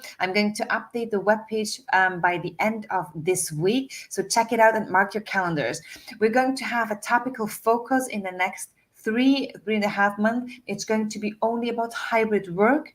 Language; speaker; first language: English; non-native, fluent; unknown